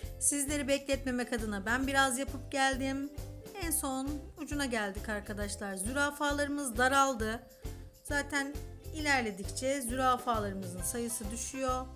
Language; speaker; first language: Turkish; native; Turkish